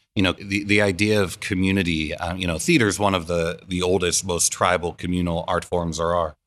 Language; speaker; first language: English; native; English